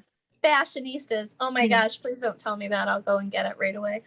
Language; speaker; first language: English; native; English